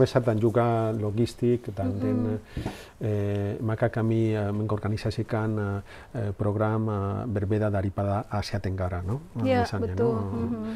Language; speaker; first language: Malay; non-native, learner; Spanish